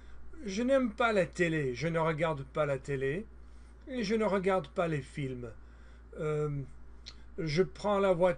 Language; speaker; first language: French; non-native, learner; English